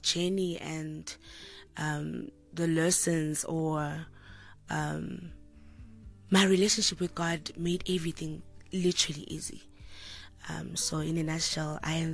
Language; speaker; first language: English; non-native, local second language; Zulu